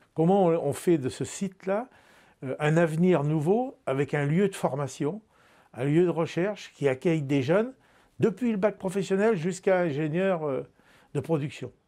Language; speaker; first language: French; native; French